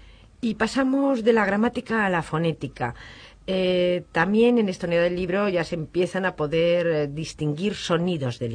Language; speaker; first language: Spanish; native; Spanish